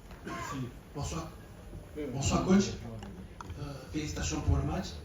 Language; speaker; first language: French; native; French